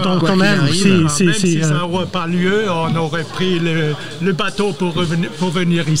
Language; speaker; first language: French; non-native, fluent; German